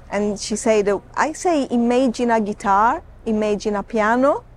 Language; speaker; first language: English; non-native, fluent; Italian